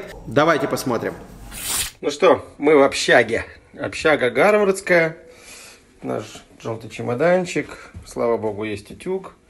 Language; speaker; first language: Russian; native; Russian